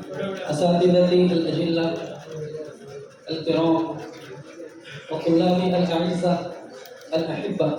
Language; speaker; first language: Arabic; non-native, fluent; Urdu